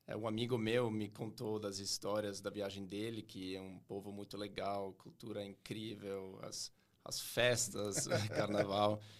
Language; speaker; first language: Portuguese; non-native, fluent; German